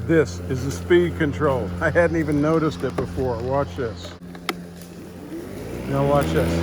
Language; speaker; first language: English; native; English